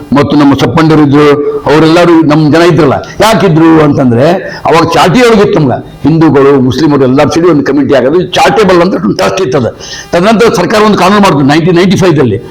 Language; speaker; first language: Kannada; non-native, local second language; Urdu